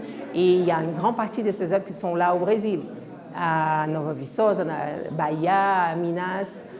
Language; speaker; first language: French; non-native, fluent; Portuguese